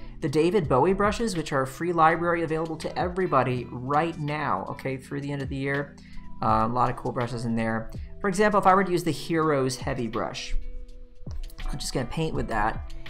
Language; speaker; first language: English; native; English